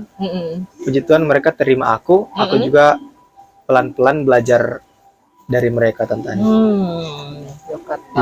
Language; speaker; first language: Indonesian; native; Indonesian